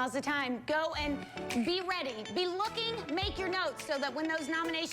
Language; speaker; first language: English; native; English